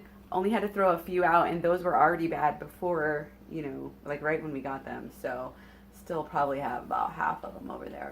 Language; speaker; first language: English; native; English